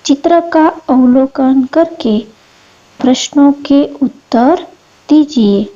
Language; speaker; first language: Hindi; non-native, local second language; Gujarati